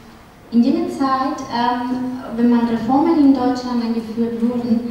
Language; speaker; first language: German; non-native, fluent; Spanish